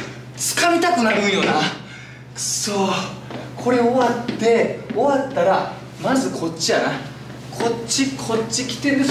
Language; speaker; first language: Japanese; native; Japanese